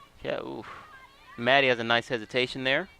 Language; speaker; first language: English; native; English